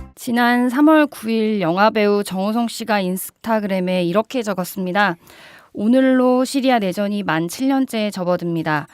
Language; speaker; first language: Korean; native; Korean